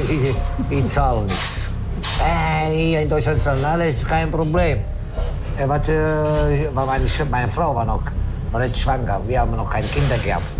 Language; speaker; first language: German; non-native, learner; Italian